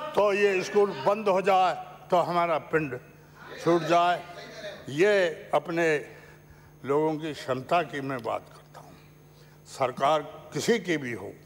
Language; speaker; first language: Hindi; native; Hindi